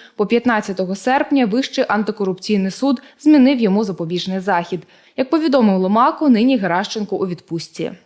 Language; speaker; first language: Ukrainian; native; Ukrainian